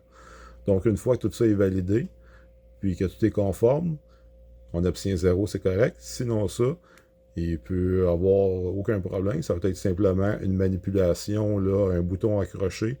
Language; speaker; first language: French; native; French